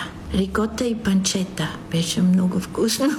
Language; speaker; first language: Bulgarian; non-native, fluent; Italian